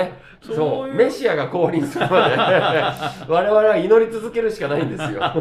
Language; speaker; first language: Japanese; native; Japanese